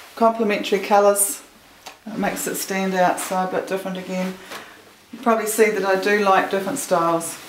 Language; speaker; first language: English; native; English